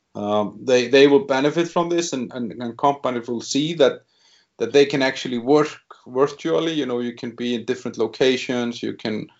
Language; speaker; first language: English; non-native, fluent; Icelandic